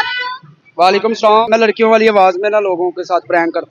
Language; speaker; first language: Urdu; non-native, local second language; Punjabi